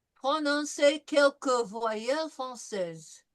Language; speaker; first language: French; non-native, fluent; English